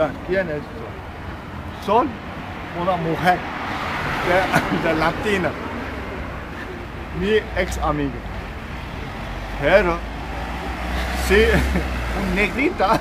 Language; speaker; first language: Spanish; non-native, learner; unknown